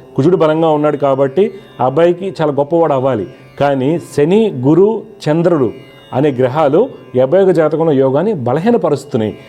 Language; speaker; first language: Telugu; native; Telugu